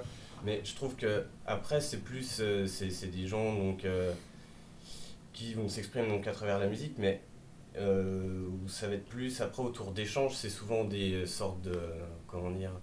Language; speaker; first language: French; native; French